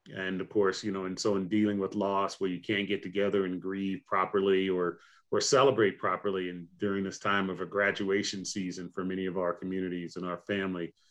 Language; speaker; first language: English; native; English